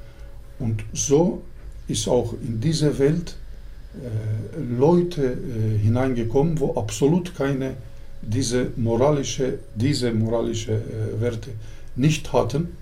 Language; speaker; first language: German; early bilingual, other home language; Turkish